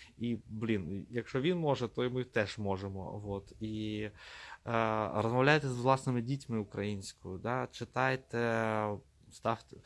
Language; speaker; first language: Ukrainian; non-native, local second language; Russian